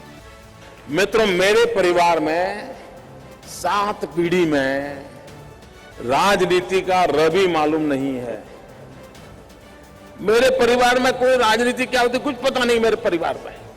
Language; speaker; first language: Hindi; non-native, local second language; Gujarati